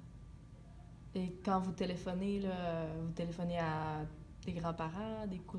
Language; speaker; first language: French; native; French